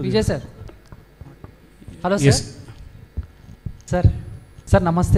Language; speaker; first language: Telugu; native; Telugu